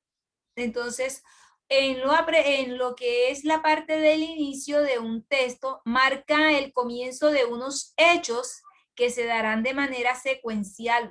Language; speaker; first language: Spanish; native; Spanish